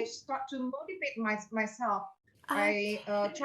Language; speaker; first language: English; non-native, fluent; Indonesian